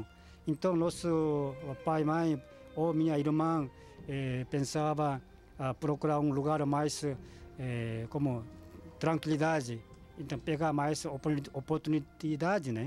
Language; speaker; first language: Portuguese; non-native, learner; Korean